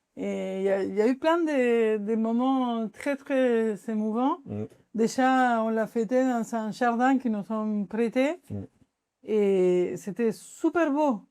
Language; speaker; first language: French; non-native, fluent; Spanish